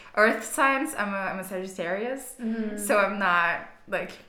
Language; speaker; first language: English; non-native, fluent; Portuguese